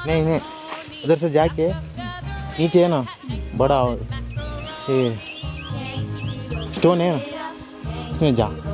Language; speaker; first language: Hindi; non-native, local second language; Kannada